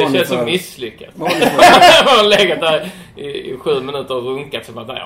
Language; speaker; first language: Swedish; native; Swedish